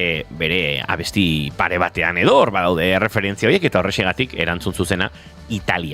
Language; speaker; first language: Basque; native; Basque